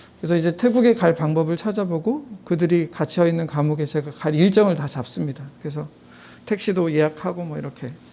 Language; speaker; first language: Korean; native; Korean